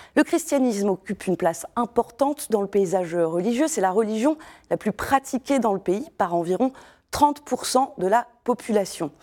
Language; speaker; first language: French; native; French